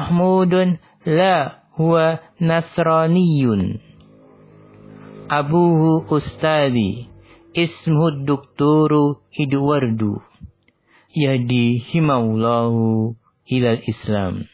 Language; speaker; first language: Arabic; non-native, fluent; Indonesian